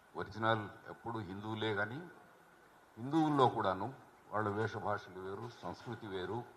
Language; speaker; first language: Telugu; non-native, local second language; Lambadi